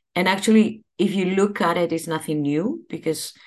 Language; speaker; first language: English; non-native, fluent; Spanish